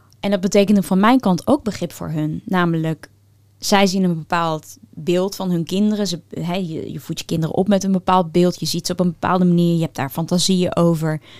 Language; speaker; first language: Dutch; early bilingual, other home language; Turkish